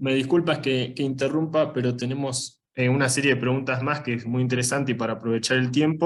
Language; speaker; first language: Spanish; native; Spanish